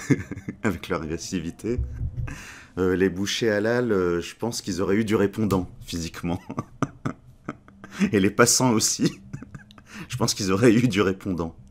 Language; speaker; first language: French; native; French